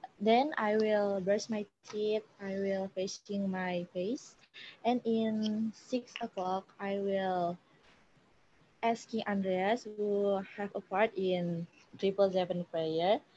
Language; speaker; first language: English; non-native, learner; Indonesian